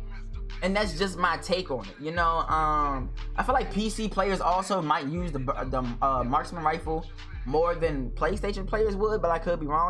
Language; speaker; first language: English; native; English